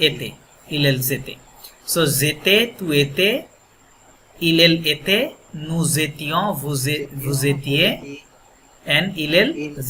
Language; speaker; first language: French; non-native, fluent; Bangla